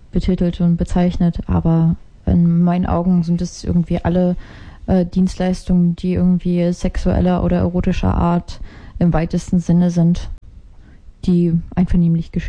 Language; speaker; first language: German; native; German